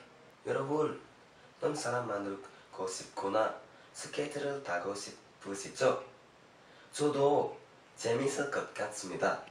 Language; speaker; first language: Korean; non-native, learner; Indonesian